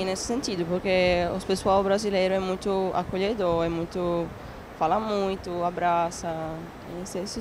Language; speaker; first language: Portuguese; non-native, learner; Italian